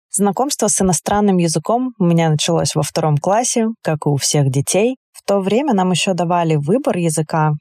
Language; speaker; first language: Russian; native; Russian